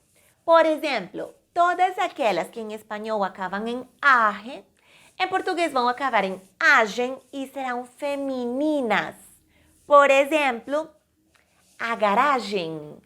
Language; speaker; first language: Portuguese; non-native, fluent; Spanish